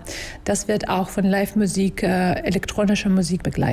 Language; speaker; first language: German; non-native, fluent; Russian